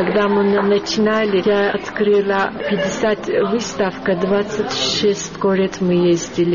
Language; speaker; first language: Russian; non-native, learner; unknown